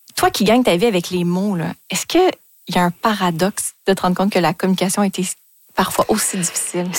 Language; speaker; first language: French; native; French